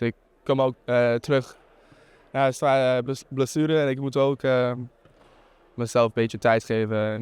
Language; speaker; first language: Dutch; non-native, fluent; English